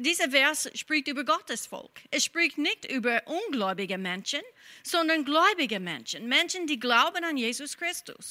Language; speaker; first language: German; non-native, fluent; English